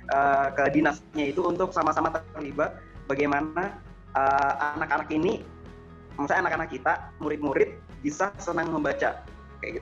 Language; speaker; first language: Indonesian; non-native, local second language; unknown